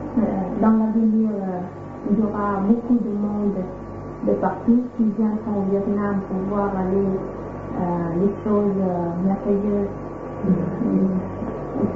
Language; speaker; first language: French; non-native, fluent; Vietnamese